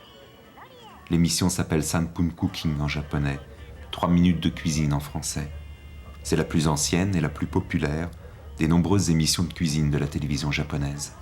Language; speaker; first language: French; native; French